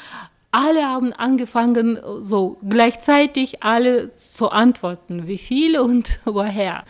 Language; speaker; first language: German; non-native, fluent; Russian